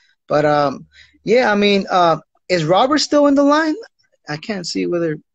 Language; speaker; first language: English; native; English